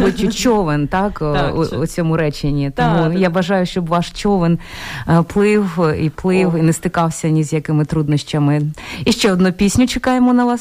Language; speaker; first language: Ukrainian; native; Ukrainian